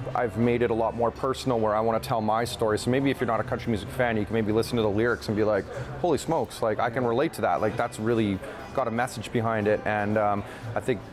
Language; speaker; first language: English; native; English